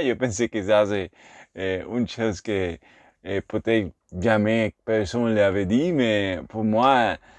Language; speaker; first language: French; non-native, learner; Spanish